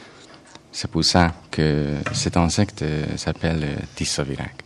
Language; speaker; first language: French; non-native, fluent; Hungarian